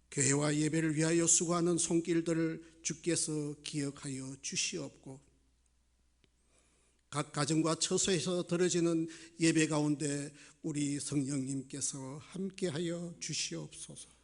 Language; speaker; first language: Korean; native; Korean